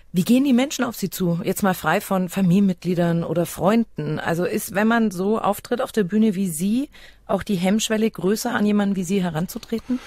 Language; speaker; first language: German; native; German